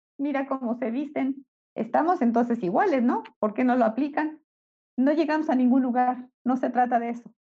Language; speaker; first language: Spanish; native; Spanish